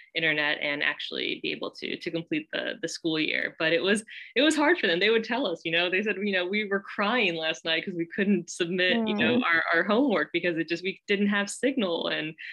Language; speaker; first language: English; native; English